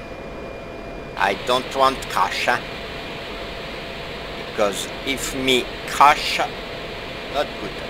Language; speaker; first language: English; non-native, learner; French